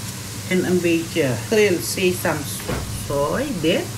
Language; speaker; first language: Dutch; non-native, local second language; Caribbean Hindustani